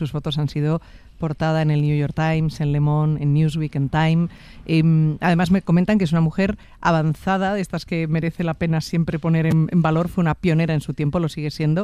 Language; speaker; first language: Spanish; native; Spanish